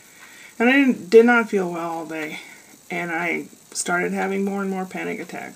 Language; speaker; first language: English; native; English